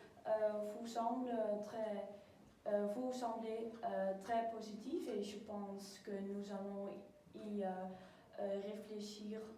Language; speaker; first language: French; non-native, learner; Dutch